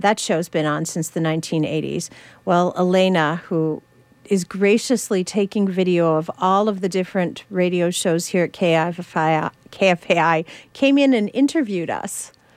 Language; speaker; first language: English; native; English